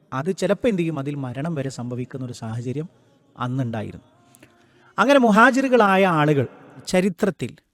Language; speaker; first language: Malayalam; native; Malayalam